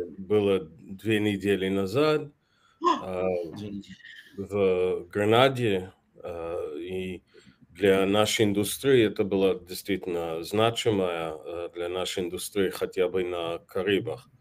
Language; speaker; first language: Russian; non-native, fluent; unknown